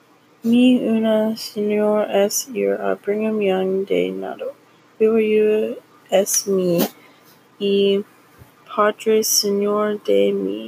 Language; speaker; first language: Spanish; non-native, learner; English